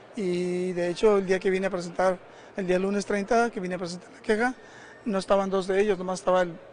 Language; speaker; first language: Spanish; native; Spanish